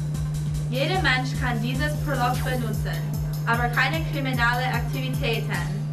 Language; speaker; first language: German; non-native, learner; English